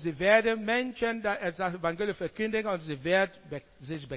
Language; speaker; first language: German; non-native, learner; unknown